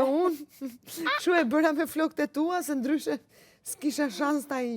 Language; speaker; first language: Albanian; native; Albanian